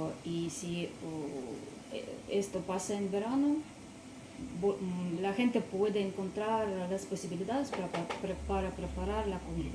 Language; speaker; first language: Spanish; non-native, learner; Russian